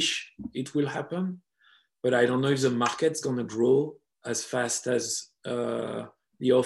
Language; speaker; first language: English; non-native, fluent; French